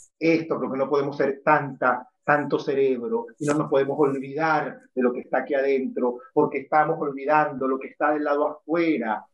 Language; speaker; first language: Spanish; native; Spanish